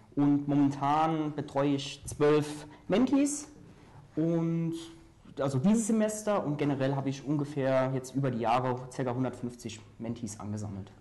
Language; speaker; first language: German; native; German